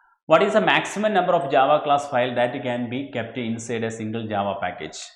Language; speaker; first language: English; non-native, local second language; Malayalam